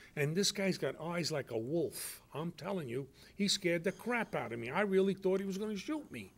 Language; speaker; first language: English; native; English